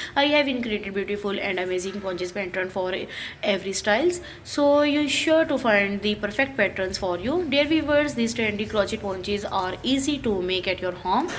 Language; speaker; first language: English; non-native, local second language; Urdu